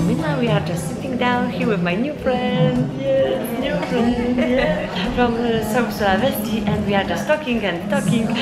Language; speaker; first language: English; non-native, fluent; Polish